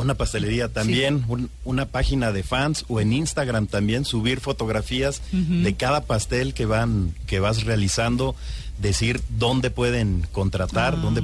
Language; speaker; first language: Spanish; native; Spanish